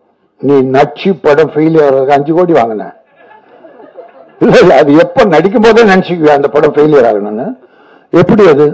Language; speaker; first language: Tamil; native; Tamil